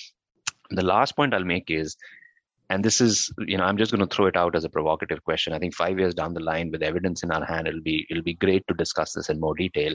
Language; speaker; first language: English; non-native, local second language; Hindi